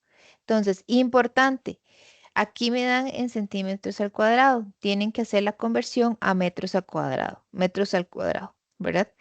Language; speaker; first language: Spanish; native; Spanish